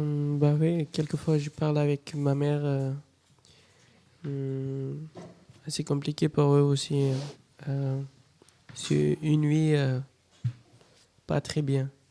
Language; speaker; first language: French; non-native, learner; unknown